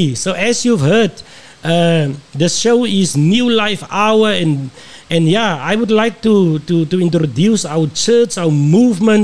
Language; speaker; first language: English; non-native, local second language; Afrikaans